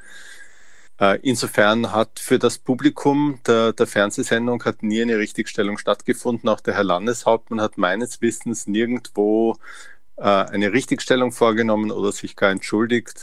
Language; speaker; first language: German; native; German